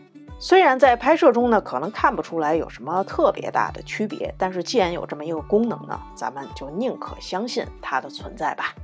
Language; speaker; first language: Chinese; native; Chinese